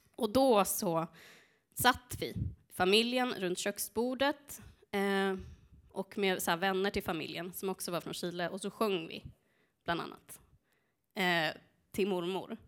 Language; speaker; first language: Swedish; early bilingual, other home language; Spanish